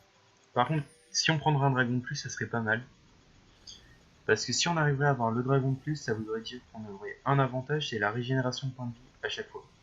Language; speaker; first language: French; native; French